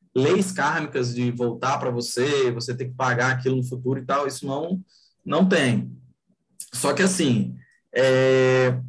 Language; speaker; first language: Portuguese; native; Portuguese